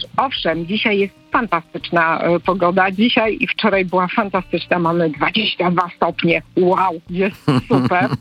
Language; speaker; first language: Polish; native; Polish